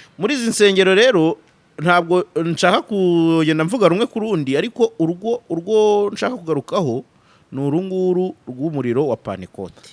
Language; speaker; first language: Kinyarwanda; native; Kinyarwanda